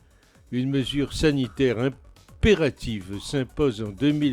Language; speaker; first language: French; native; French